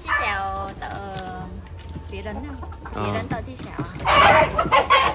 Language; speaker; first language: Chinese; non-native, learner; Vietnamese